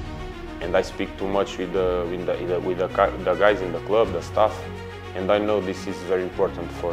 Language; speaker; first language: English; non-native, learner; Portuguese